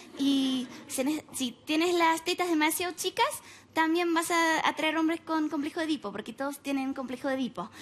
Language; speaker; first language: Spanish; non-native, fluent; English